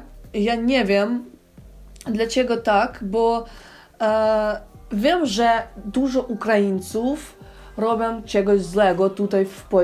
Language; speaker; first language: Polish; non-native, learner; Ukrainian